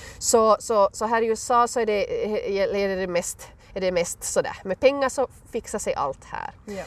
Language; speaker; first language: Swedish; native; Swedish